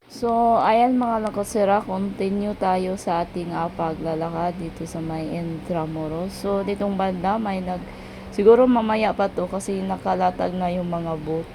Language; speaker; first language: Filipino; non-native, local second language; Cebuano